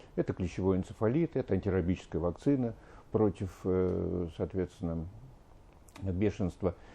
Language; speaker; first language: Russian; native; Russian